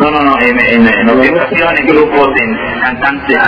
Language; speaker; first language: Spanish; native; Spanish